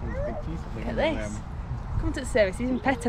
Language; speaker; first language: English; native; English